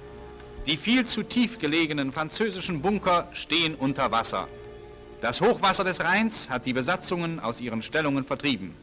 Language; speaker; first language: German; native; German